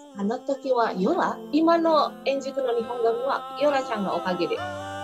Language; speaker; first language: Japanese; non-native, learner; Indonesian